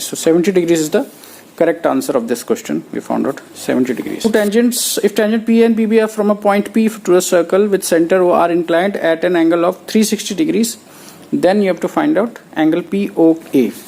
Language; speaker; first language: English; non-native, local second language; Hindi